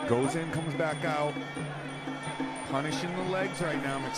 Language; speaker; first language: English; native; English